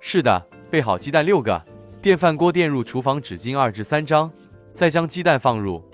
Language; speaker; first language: Chinese; native; Chinese